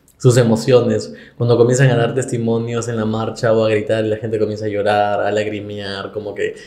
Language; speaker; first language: Spanish; native; Spanish